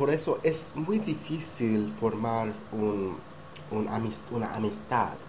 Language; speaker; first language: Spanish; non-native, learner; English